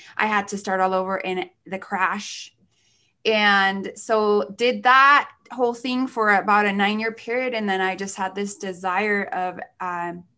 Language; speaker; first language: English; early bilingual, other home language; Spanish